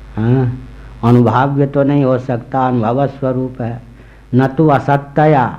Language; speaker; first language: Hindi; native; Hindi